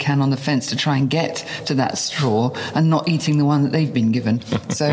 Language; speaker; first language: English; native; English